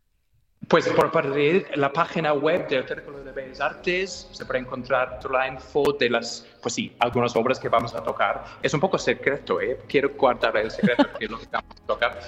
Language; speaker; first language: Spanish; non-native, fluent; English